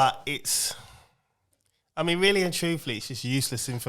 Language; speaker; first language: English; native; English